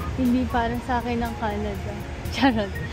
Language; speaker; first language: Filipino; native; Filipino